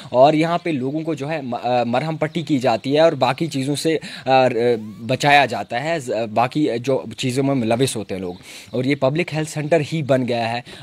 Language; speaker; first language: Urdu; non-native, local second language; Kashmiri